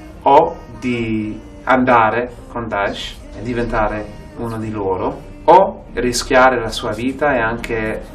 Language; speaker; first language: Italian; non-native, fluent; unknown